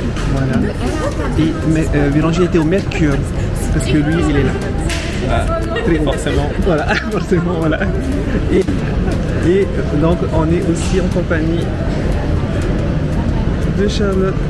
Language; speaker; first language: French; native; French